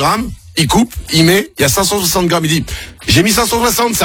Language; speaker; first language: French; native; French